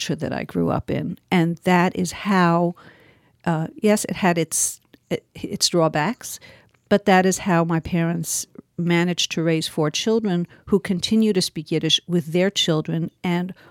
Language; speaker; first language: English; early bilingual, other home language; Yiddish